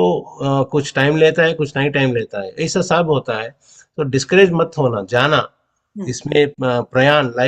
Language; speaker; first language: Hindi; non-native, local second language; Telugu